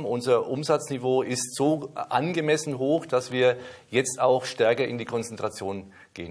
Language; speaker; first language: German; native; German